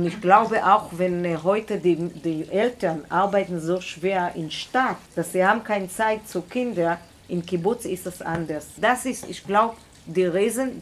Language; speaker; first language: German; non-native, learner; Hebrew